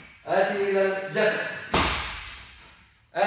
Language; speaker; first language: Arabic; non-native, learner; Polish